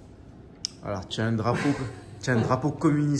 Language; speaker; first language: French; native; French